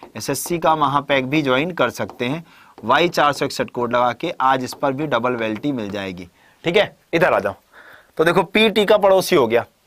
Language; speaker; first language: Hindi; native; Hindi